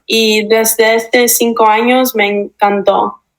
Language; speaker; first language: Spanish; early bilingual, heritage; English